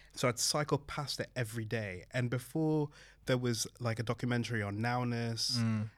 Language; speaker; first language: English; early bilingual, other home language; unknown